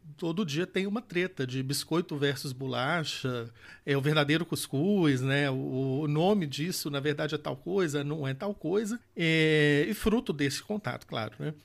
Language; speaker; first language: Portuguese; native; Portuguese